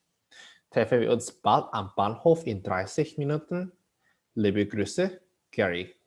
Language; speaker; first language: German; non-native, fluent; Indonesian